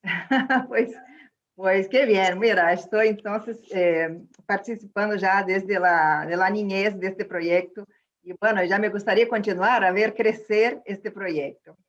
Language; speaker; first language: Spanish; non-native, fluent; Portuguese